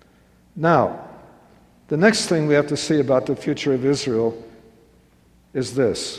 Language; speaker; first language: English; native; English